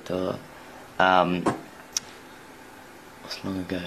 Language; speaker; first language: Spanish; non-native, learner; English